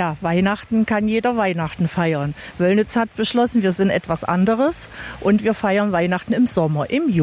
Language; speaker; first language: German; native; German